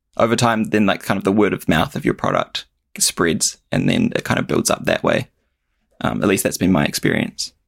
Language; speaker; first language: English; native; English